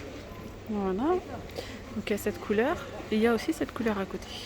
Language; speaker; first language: French; native; French